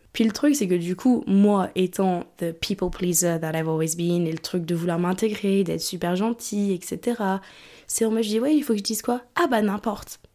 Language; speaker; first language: French; early bilingual, other home language; English